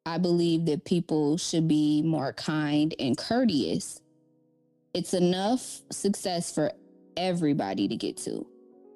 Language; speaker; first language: English; native; English